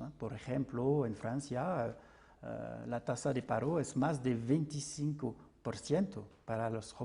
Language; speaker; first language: Spanish; non-native, fluent; French